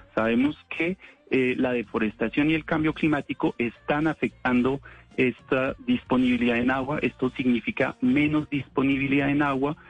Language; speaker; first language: Spanish; non-native, fluent; French